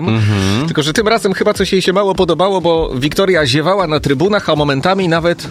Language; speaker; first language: Polish; native; Polish